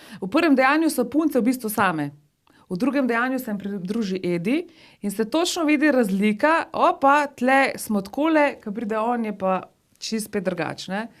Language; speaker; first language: Slovenian; native; Slovenian